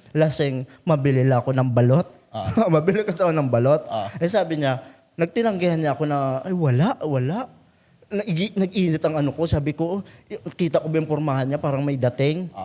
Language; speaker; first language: Filipino; native; Filipino